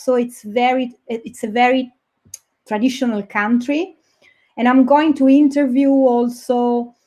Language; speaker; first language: English; non-native, fluent; Italian